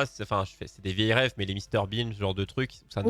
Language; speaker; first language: French; native; French